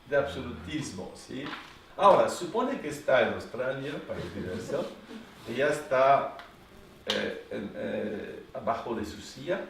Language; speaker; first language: Spanish; non-native, fluent; French